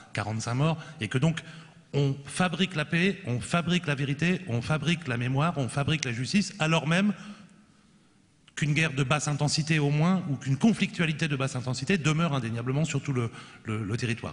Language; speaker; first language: French; native; French